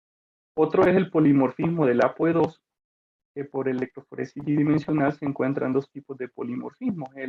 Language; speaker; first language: Spanish; native; Spanish